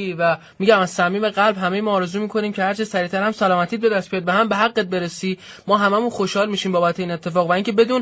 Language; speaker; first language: Persian; native; Persian